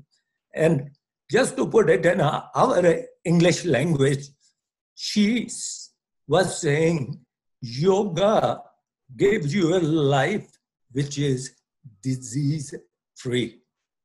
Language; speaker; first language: English; non-native, local second language; Punjabi